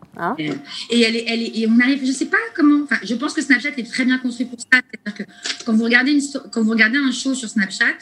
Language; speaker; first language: French; native; French